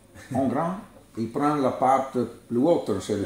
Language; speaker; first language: French; non-native, learner; Italian